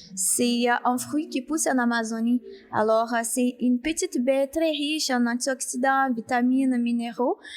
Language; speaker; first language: French; non-native, fluent; Portuguese